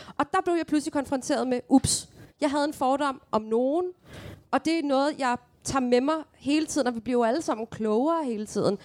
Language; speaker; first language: Danish; early bilingual, other home language; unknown